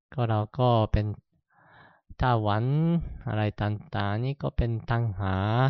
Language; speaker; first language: Thai; non-native, fluent; Japanese